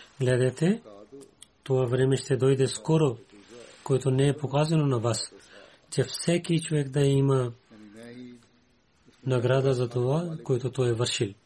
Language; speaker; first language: Bulgarian; non-native, learner; Urdu